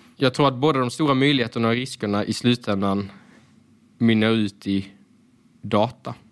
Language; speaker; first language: Swedish; native; Swedish